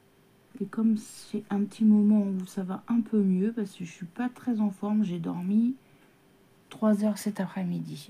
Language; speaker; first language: French; native; French